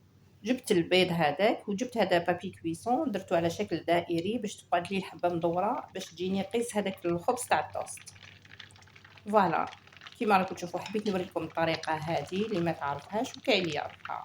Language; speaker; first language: Arabic; native; Arabic